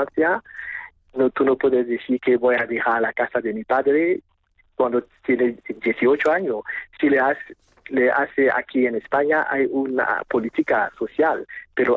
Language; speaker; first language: Spanish; non-native, fluent; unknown